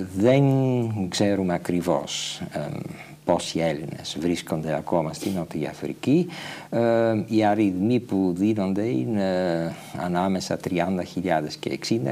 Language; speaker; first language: Greek; non-native, fluent; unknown